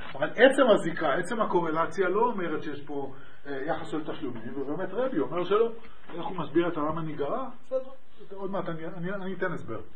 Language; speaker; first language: Hebrew; native; Hebrew